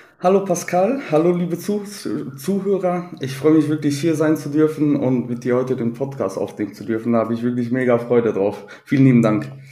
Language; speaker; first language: German; native; German